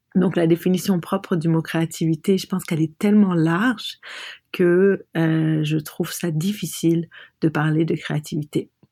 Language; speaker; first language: French; non-native, local second language; Arabic